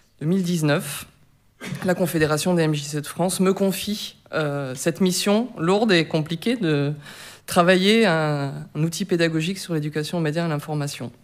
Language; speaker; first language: French; native; French